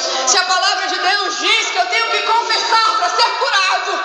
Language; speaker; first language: Portuguese; native; Portuguese